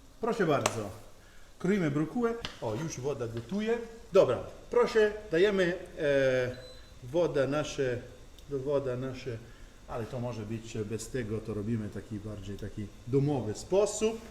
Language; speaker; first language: Polish; non-native, learner; Italian